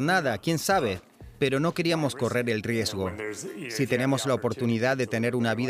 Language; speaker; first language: Spanish; non-native, fluent; English